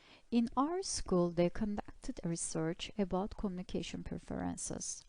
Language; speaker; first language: English; non-native, fluent; Turkish